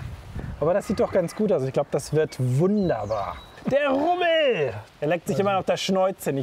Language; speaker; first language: German; native; German